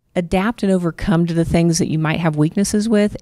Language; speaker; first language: English; native; English